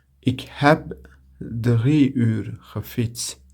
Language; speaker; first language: Dutch; non-native, learner; Turkish